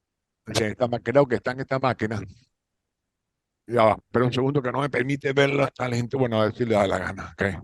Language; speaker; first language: Spanish; native; Spanish